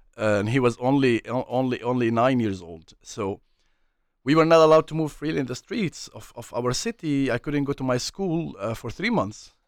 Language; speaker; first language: English; non-native, fluent; Arabic